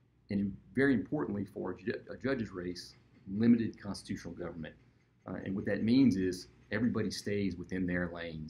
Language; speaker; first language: English; native; English